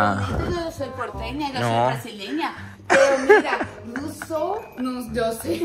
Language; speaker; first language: Spanish; non-native, learner; Portuguese